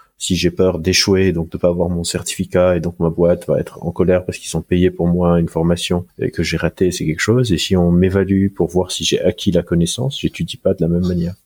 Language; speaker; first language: French; non-native, local second language; Arabic